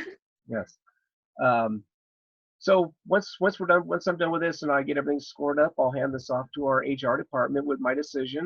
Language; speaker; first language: English; native; English